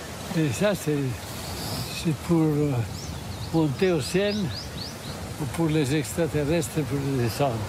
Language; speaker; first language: French; early bilingual, heritage; Spanish